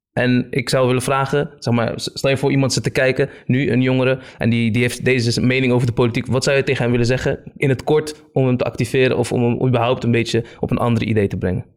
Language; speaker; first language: Dutch; early bilingual, other home language; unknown